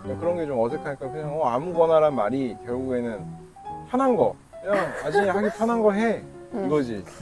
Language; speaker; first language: Korean; native; Korean